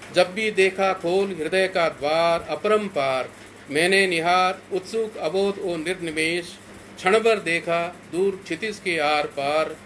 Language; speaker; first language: Hindi; native; Hindi